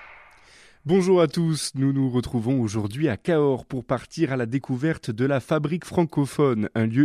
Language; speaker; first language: French; native; French